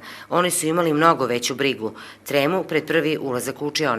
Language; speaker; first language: Serbian; native; Serbian